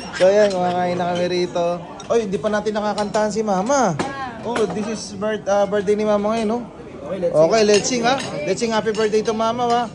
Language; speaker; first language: Filipino; native; Filipino